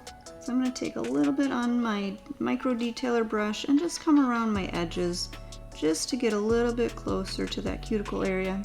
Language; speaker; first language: English; native; English